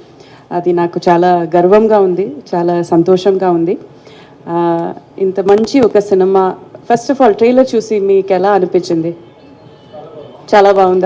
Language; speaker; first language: Telugu; non-native, fluent; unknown